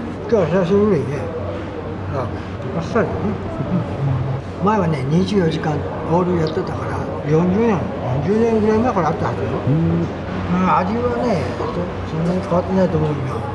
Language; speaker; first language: Japanese; native; Japanese